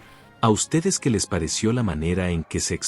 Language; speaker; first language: Spanish; native; Spanish